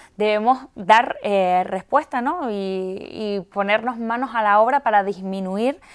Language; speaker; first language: Spanish; native; Spanish